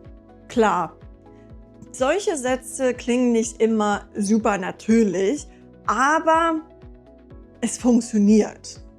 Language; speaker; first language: German; non-native, fluent; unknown